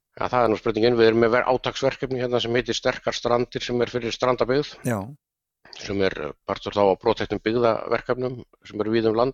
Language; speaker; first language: Icelandic; native; Icelandic